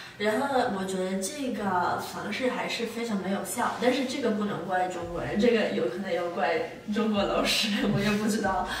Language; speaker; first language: Chinese; non-native, fluent; Italian